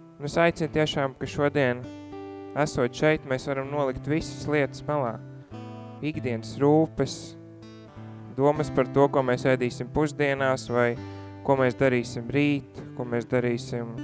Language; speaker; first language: Latvian; native; Latvian